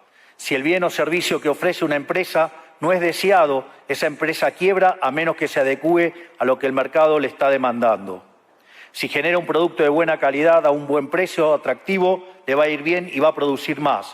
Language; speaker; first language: Spanish; native; Spanish